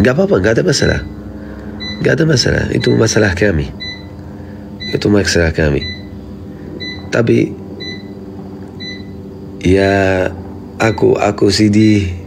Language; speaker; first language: Indonesian; non-native, fluent; Arabic